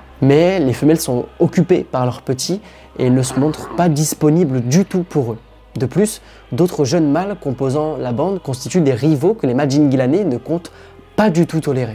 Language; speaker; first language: French; native; French